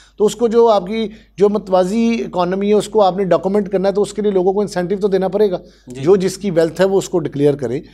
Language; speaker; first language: Urdu; native; Urdu